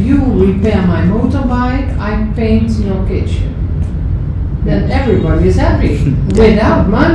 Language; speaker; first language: English; non-native, fluent; Dutch